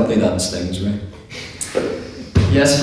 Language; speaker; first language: English; native; English